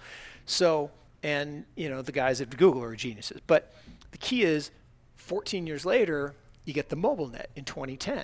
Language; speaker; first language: English; native; English